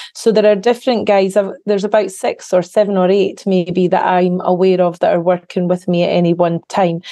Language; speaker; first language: English; native; English